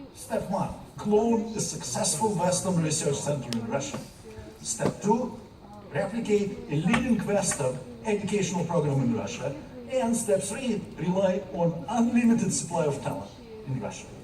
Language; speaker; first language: English; non-native, fluent; Russian